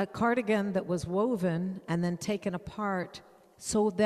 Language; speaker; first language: English; native; English